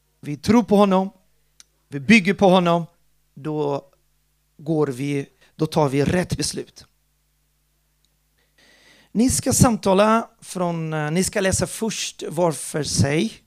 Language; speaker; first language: Swedish; non-native, fluent; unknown